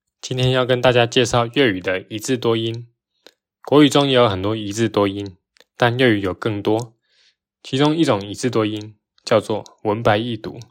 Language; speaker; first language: Chinese; native; Chinese